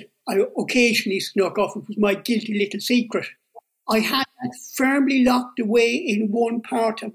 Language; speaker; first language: English; native; English